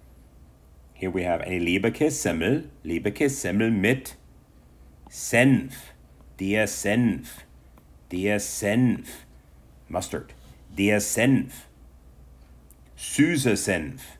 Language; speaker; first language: German; non-native, fluent; English